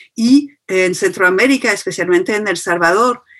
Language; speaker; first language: Spanish; non-native, fluent; French